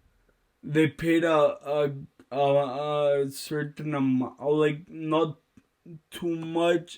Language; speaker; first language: English; native; English